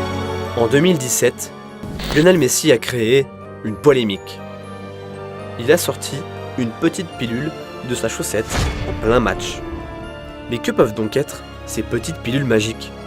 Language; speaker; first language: French; native; French